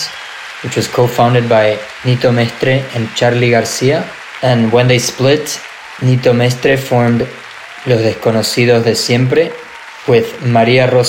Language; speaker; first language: English; non-native, fluent; Portuguese